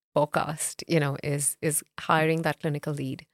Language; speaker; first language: English; non-native, local second language; Hindi